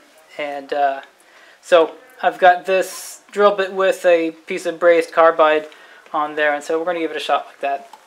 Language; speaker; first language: English; native; English